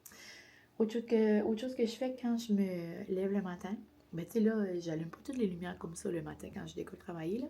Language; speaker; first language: French; native; French